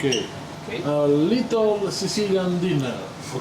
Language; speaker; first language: English; non-native, learner; Italian